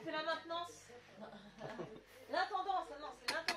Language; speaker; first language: French; native; French